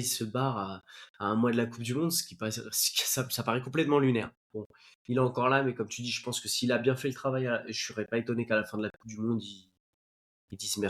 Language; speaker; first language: French; native; French